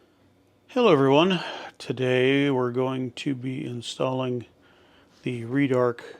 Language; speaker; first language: English; native; English